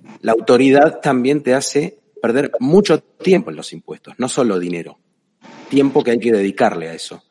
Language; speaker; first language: Spanish; native; Spanish